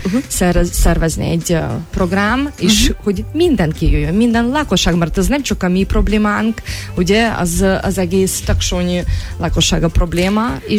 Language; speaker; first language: Hungarian; non-native, learner; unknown